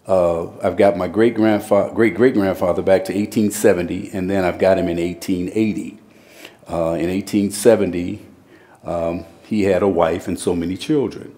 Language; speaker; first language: English; native; English